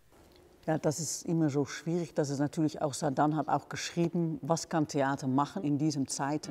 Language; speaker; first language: German; non-native, fluent; Dutch